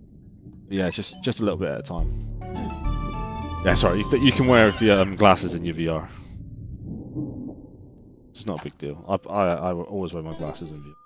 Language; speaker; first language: English; native; English